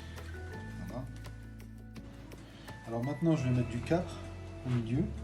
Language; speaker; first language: French; native; French